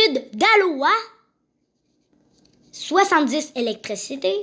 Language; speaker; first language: French; native; French